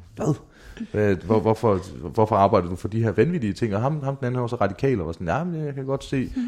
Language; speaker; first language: Danish; native; Danish